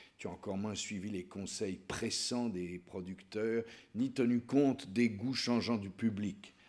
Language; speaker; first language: French; native; French